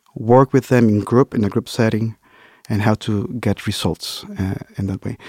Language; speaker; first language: English; non-native, fluent; Spanish